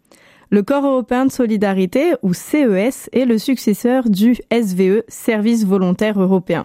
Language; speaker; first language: French; native; French